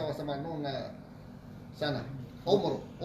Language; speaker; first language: Arabic; non-native, fluent; Chinese